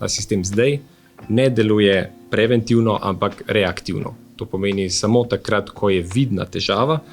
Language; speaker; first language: Slovenian; native; Slovenian